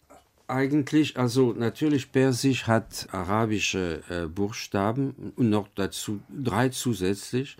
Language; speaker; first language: German; non-native, fluent; French